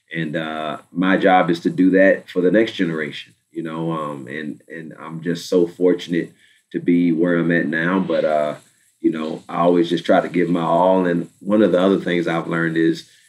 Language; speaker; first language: English; native; English